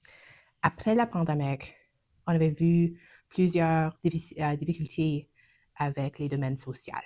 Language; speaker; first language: French; non-native, fluent; English